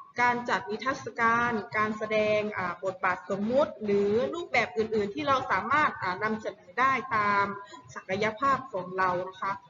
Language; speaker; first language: Thai; native; Thai